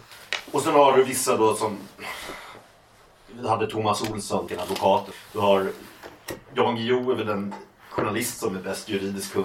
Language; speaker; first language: Swedish; native; Swedish